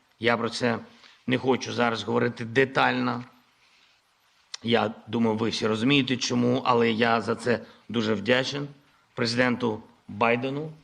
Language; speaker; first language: Ukrainian; non-native, local second language; Russian